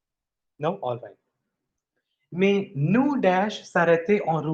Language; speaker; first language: French; non-native, fluent; Hindi